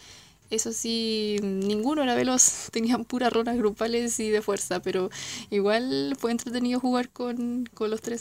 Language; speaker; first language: Spanish; native; Spanish